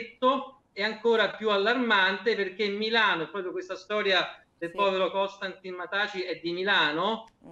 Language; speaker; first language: Italian; native; Italian